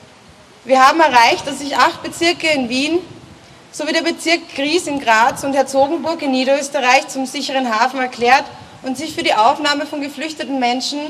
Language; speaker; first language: German; native; German